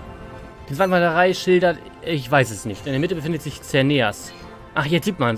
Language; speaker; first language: German; native; German